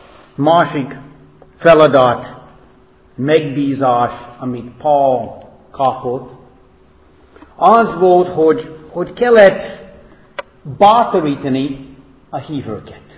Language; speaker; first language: Hungarian; non-native, fluent; English